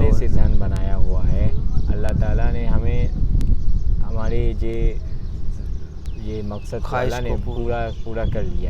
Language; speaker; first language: Hindi; non-native, learner; Burmese